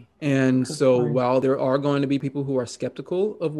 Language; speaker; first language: English; native; English